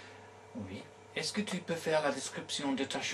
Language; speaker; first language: French; non-native, fluent; English